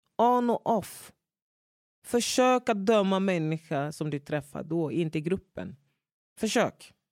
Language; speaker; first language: Swedish; non-native, fluent; French